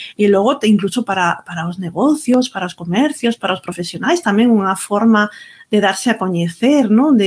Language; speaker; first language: Galician; non-native, local second language; Spanish